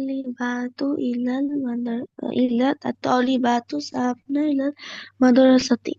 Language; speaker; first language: Arabic; non-native, learner; Bangla